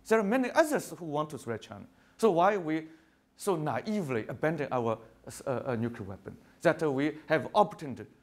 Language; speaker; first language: English; non-native, fluent; Chinese